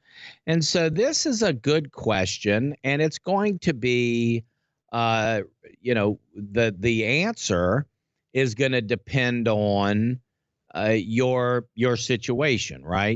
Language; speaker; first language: English; native; English